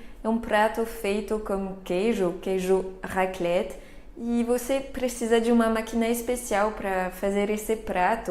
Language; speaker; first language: Portuguese; non-native, fluent; French